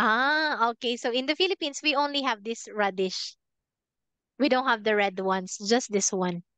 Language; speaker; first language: English; non-native, fluent; Filipino